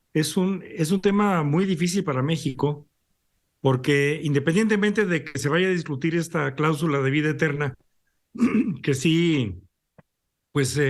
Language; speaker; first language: Spanish; native; Spanish